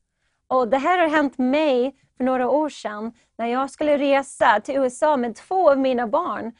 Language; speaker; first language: Swedish; non-native, fluent; English